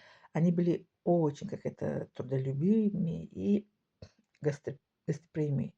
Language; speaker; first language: Russian; non-native, local second language; Tajik